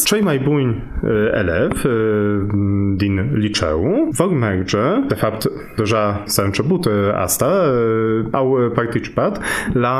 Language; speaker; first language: Romanian; non-native, fluent; Polish